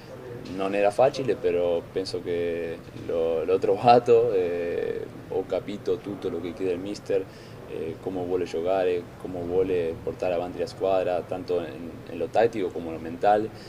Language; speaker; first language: Italian; non-native, fluent; Spanish